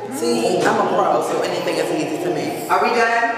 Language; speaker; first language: English; native; English